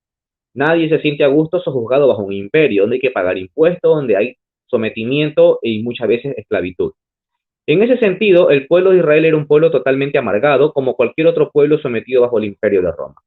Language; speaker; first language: Spanish; native; Spanish